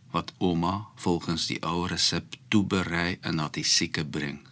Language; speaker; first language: Afrikaans; non-native, fluent; Polish